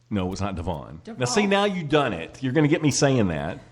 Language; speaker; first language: English; native; English